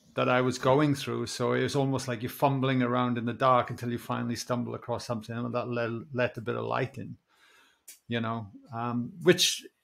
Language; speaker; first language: English; native; English